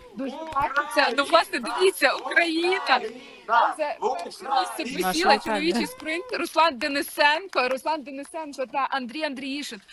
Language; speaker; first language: Ukrainian; native; Ukrainian